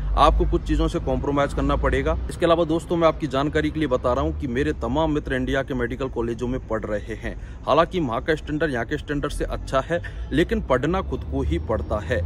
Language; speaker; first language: Hindi; native; Hindi